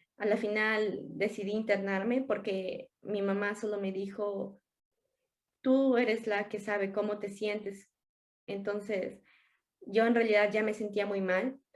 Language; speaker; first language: Spanish; native; Spanish